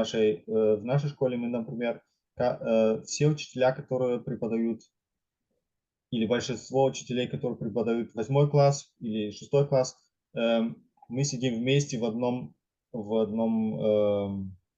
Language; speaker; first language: Russian; non-native, fluent; German